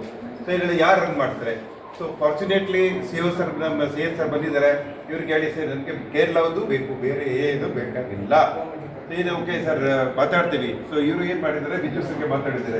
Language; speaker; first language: Kannada; non-native, local second language; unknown